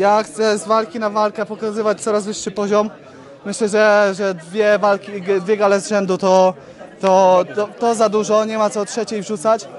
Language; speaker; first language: Polish; native; Polish